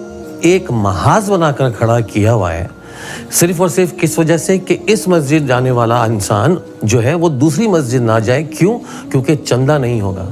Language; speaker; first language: Urdu; native; Urdu